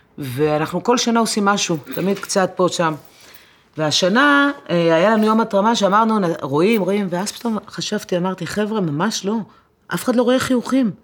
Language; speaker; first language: Hebrew; non-native, fluent; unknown